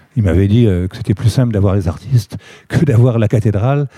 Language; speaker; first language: French; native; French